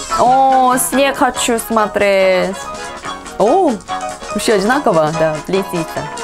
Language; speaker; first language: Russian; non-native, learner; Korean